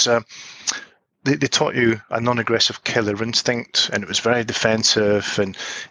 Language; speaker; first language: English; native; English